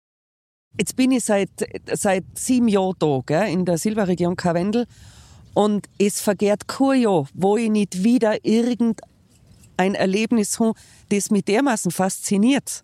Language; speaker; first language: German; native; German